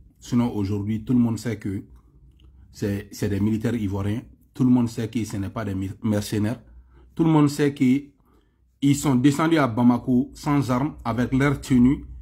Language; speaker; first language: French; non-native, local second language; Bambara